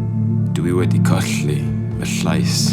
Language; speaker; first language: Welsh; non-native, learner; English